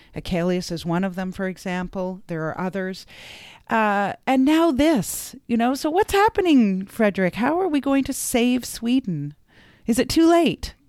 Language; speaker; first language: English; native; English